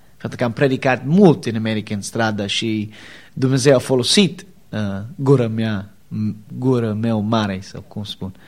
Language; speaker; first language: Romanian; non-native, learner; English